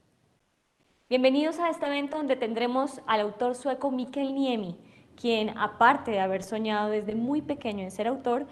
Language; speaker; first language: Spanish; native; Spanish